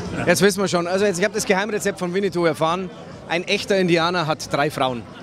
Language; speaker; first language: German; native; German